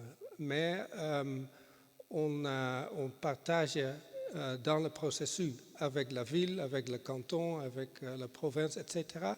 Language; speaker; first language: French; non-native, fluent; Dutch